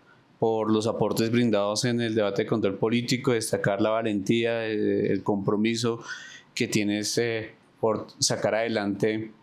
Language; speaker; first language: Spanish; native; Spanish